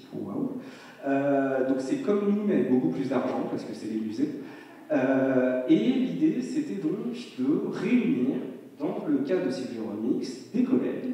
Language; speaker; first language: French; native; French